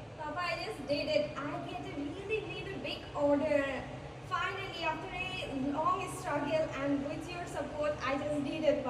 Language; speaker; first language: English; non-native, learner; Bangla